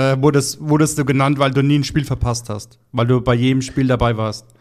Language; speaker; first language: German; native; German